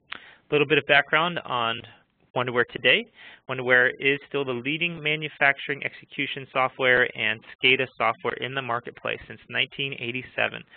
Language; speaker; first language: English; native; English